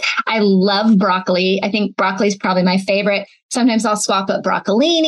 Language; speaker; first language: English; native; English